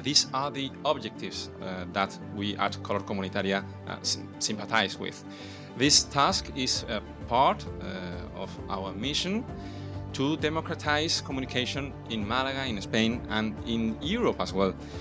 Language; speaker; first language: English; non-native, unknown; Spanish